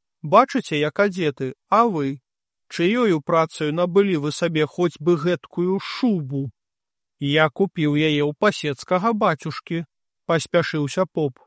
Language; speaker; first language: Belarusian; native; Belarusian